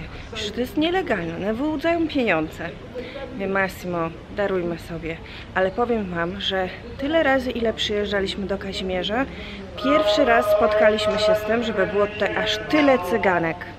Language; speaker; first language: Polish; native; Polish